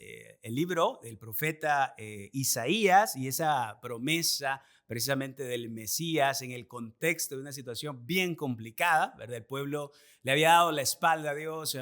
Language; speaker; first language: Spanish; native; Spanish